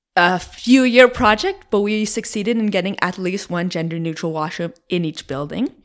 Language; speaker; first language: English; native; English